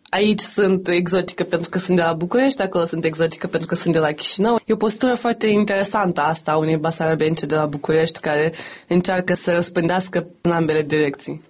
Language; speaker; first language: Romanian; native; Romanian